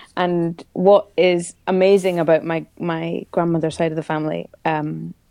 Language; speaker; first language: English; native; English